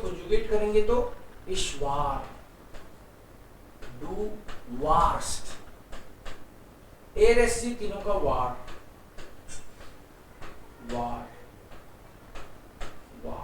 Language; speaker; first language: Hindi; native; Hindi